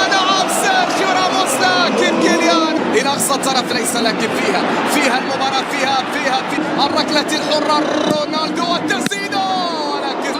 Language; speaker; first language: Arabic; native; Arabic